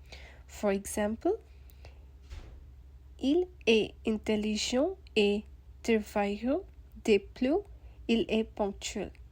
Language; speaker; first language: French; non-native, learner; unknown